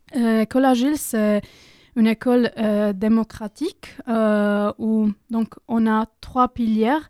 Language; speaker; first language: French; non-native, learner; Croatian